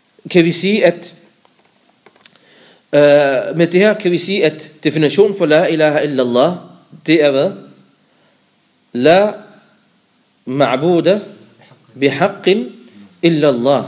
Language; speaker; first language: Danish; non-native, fluent; Arabic